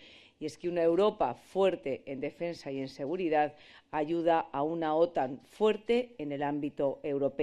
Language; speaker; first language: Spanish; native; Spanish